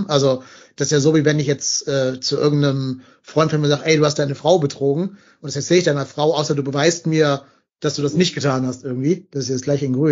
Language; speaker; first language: German; native; German